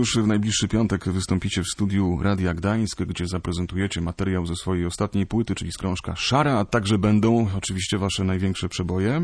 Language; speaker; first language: Polish; native; Polish